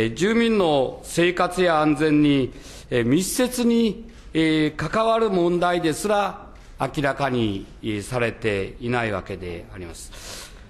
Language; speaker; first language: Japanese; native; Japanese